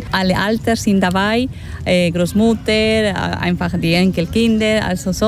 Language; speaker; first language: German; non-native, fluent; Spanish